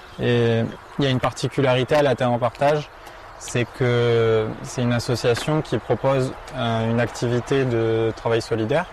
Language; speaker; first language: French; native; French